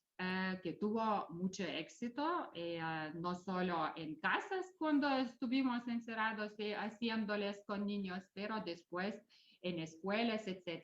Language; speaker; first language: Spanish; non-native, fluent; Lithuanian